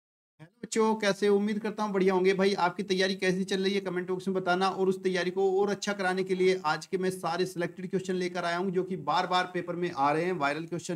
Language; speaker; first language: Hindi; native; Hindi